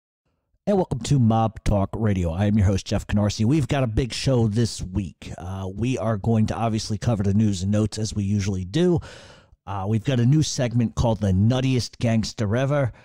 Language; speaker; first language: English; native; English